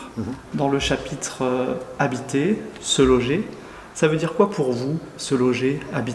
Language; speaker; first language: French; native; French